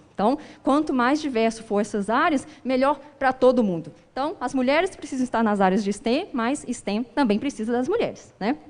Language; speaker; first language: Portuguese; native; Portuguese